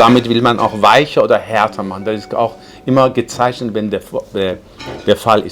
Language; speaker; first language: German; non-native, fluent; Persian